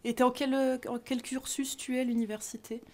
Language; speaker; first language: French; native; French